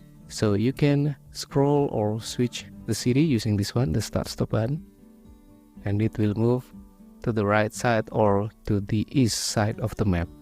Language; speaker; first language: English; non-native, fluent; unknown